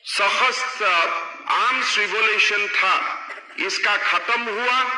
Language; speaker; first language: Hindi; non-native, local second language; Assamese